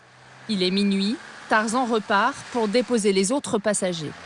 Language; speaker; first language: French; native; French